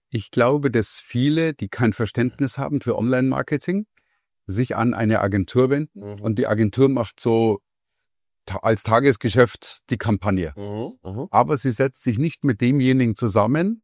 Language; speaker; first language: German; native; German